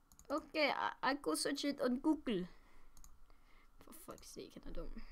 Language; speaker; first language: English; non-native, learner; Danish